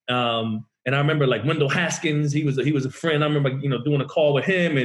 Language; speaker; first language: English; native; English